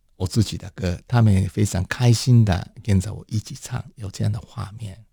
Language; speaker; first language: Chinese; non-native, fluent; Japanese